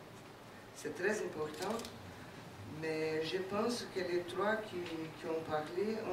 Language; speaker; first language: French; non-native, fluent; Portuguese